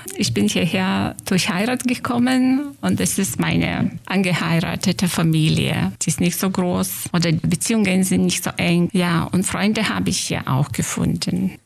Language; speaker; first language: German; non-native, fluent; Lithuanian